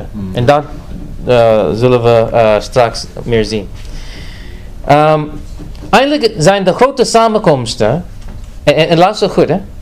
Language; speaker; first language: Dutch; non-native, fluent; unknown